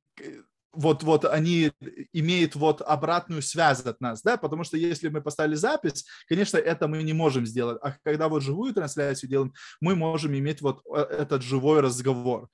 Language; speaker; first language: Russian; non-native, fluent; Lithuanian